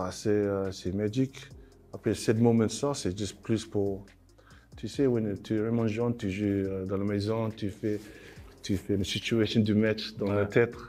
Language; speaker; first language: French; non-native, learner; English